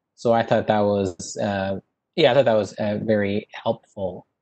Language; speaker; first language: English; native; English